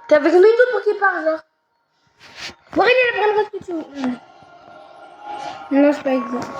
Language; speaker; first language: French; native; French